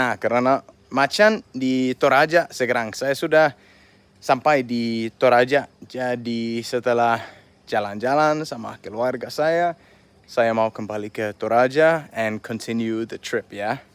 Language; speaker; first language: Indonesian; non-native, fluent; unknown